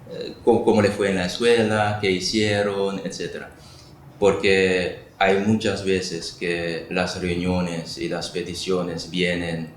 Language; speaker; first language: Spanish; non-native, local second language; Papiamento